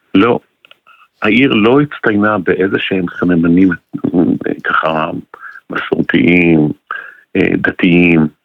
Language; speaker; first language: Hebrew; non-native, fluent; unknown